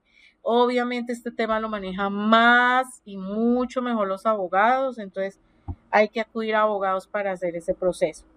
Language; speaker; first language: Spanish; native; Spanish